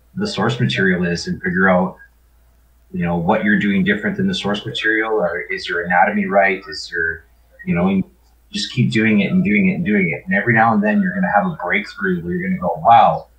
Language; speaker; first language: English; native; English